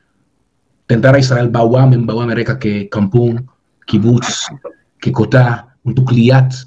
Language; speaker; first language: Indonesian; non-native, fluent; Hebrew